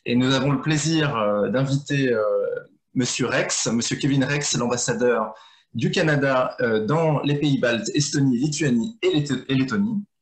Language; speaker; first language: French; native; French